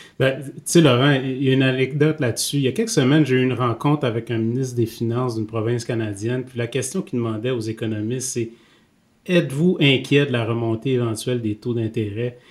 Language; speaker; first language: French; native; French